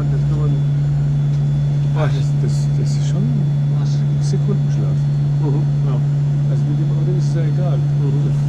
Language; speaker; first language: German; native; German